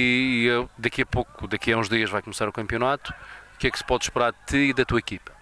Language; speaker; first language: Portuguese; native; Portuguese